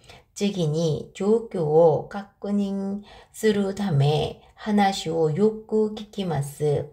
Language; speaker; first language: Japanese; non-native, fluent; Korean